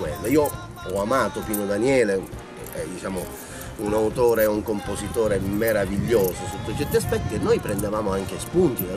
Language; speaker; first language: Italian; native; Italian